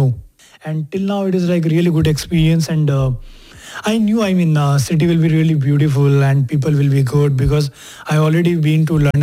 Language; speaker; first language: English; non-native, local second language; Hindi